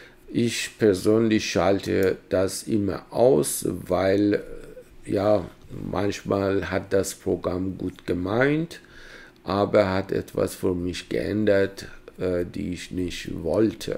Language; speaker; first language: German; non-native, fluent; Persian